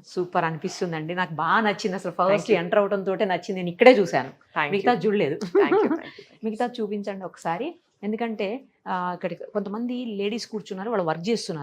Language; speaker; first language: Telugu; native; Telugu